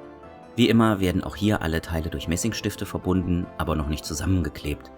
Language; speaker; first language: German; native; German